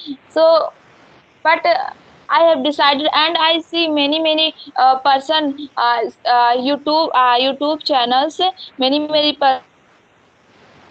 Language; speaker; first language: English; non-native, learner; Hindi